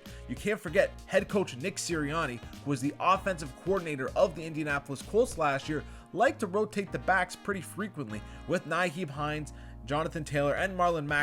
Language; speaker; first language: English; native; English